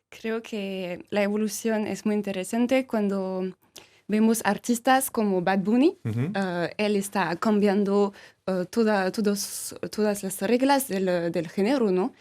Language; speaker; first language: Spanish; non-native, fluent; French